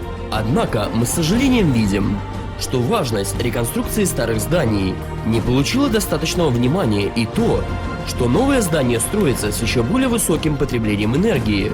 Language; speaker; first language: Russian; native; Russian